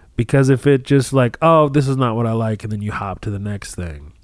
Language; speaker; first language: English; early bilingual, other home language; Arabic